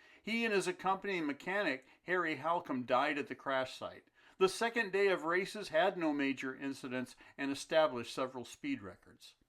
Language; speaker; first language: English; native; English